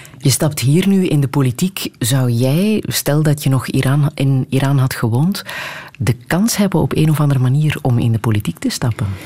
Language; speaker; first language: Dutch; native; Dutch